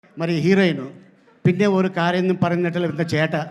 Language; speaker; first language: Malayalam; non-native, learner; Telugu